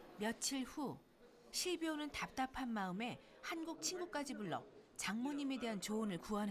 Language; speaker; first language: Korean; native; Korean